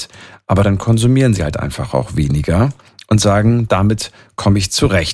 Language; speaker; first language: German; native; German